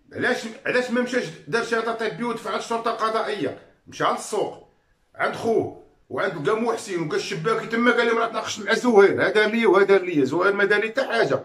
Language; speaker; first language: Arabic; native; Arabic